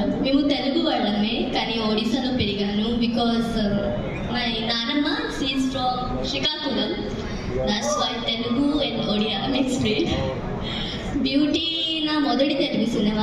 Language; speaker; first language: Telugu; non-native, local second language; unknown